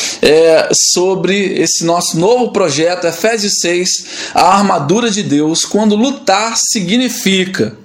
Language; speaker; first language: Portuguese; native; Portuguese